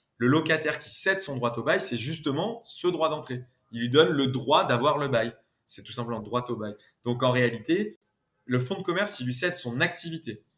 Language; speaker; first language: French; native; French